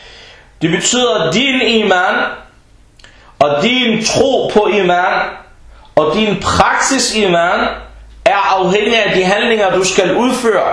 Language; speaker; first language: Danish; early bilingual, other home language; Arabic